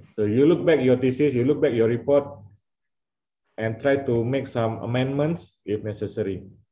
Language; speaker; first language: English; non-native, fluent; Indonesian